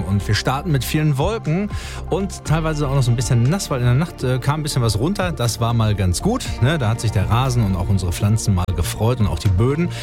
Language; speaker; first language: German; native; German